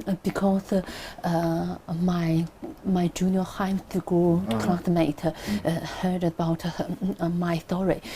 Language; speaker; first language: English; non-native, learner; Chinese